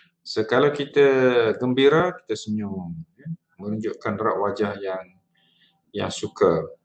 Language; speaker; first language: Malay; native; Malay